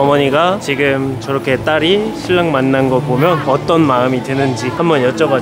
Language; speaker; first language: Korean; native; Korean